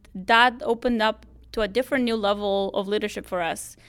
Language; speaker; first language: English; non-native, fluent; Romanian